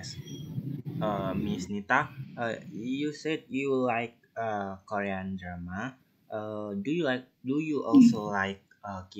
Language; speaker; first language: English; non-native, learner; Indonesian